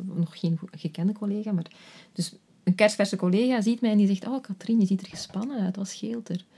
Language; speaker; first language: Dutch; native; Dutch